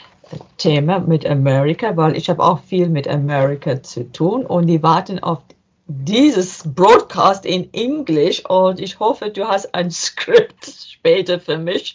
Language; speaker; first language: German; non-native, learner; English